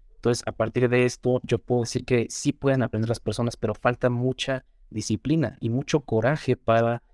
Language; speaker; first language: Spanish; native; Spanish